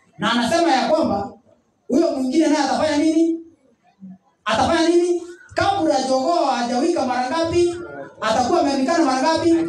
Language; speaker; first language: Swahili; non-native, local second language; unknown